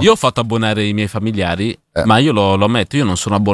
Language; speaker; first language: Italian; native; Italian